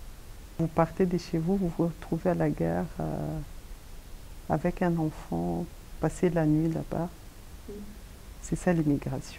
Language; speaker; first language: French; non-native, local second language; Kinyarwanda